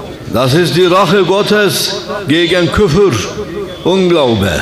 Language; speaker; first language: German; non-native, fluent; Turkish